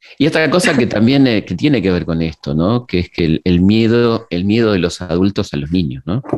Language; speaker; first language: Spanish; native; Spanish